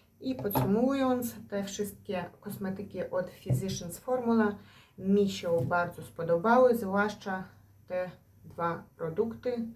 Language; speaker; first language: Polish; non-native, fluent; Ukrainian